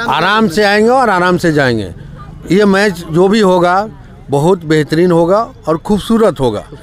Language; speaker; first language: Hindi; native; Hindi